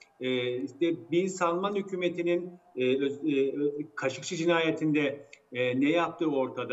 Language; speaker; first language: Turkish; native; Turkish